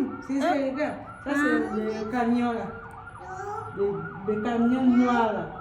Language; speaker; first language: French; non-native, local second language; Sango